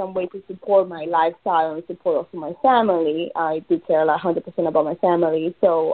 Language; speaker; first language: English; early bilingual, other home language; Spanish